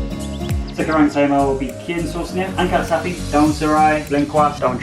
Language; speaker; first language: Indonesian; non-native, fluent; English